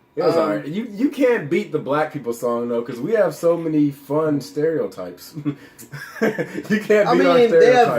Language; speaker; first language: English; native; English